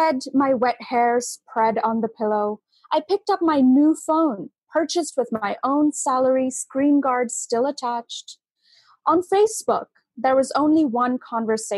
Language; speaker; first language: English; non-native, local second language; Bangla